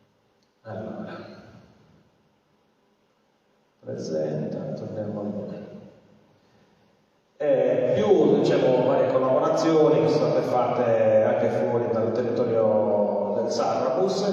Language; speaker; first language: Italian; native; Italian